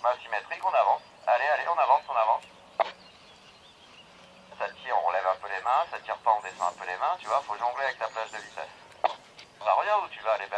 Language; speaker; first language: French; native; French